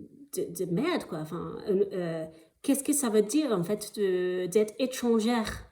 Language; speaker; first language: French; non-native, fluent; English